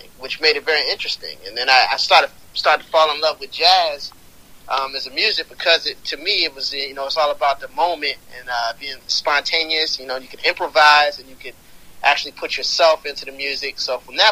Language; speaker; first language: English; native; English